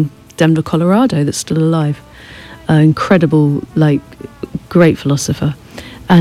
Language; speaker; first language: English; native; English